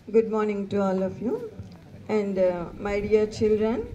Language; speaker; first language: English; non-native, local second language; Telugu